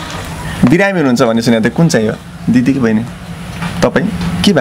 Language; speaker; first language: Nepali; native; Nepali